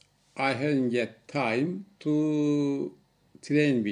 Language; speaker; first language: English; non-native, learner; Turkish